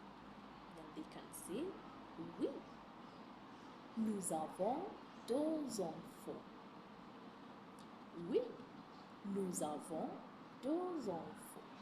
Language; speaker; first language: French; non-native, fluent; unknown